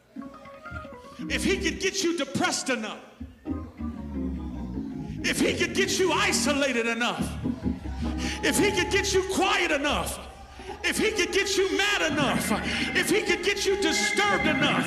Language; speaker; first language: English; native; English